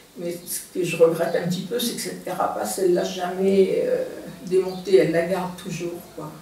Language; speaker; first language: French; native; French